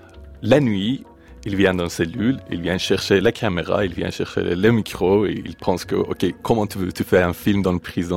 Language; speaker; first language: French; non-native, fluent; Persian